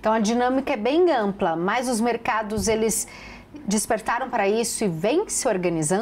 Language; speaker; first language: Portuguese; native; Portuguese